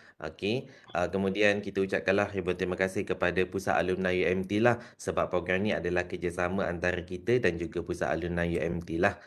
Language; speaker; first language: Malay; native; Malay